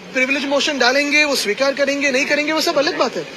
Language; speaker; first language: Hindi; non-native, local second language; Marathi